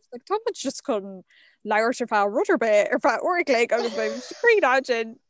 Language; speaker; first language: Irish; non-native, local second language; English